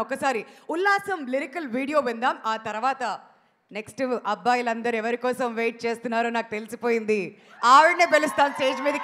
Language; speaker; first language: Telugu; native; Telugu